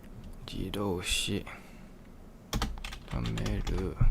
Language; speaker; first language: Japanese; non-native, learner; English